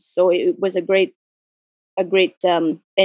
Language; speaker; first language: English; native; English